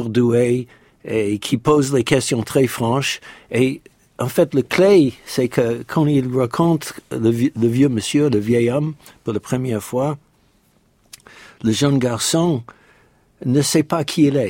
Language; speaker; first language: French; non-native, fluent; English